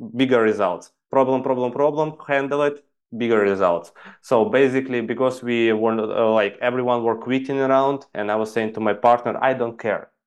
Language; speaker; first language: English; non-native, fluent; Ukrainian